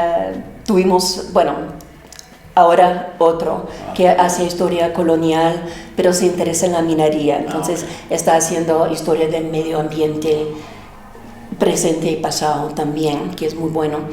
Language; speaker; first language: Spanish; non-native, fluent; English